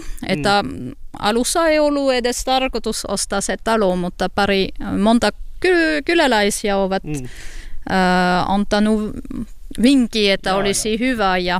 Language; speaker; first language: Finnish; non-native, learner; French